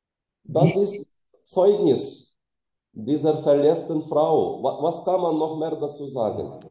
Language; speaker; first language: German; non-native, fluent; Ukrainian